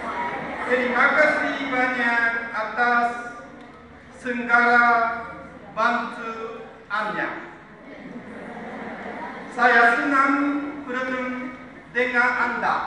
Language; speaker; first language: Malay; non-native, learner; Japanese